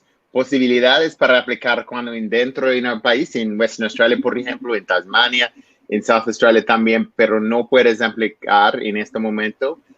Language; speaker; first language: Spanish; non-native, learner; English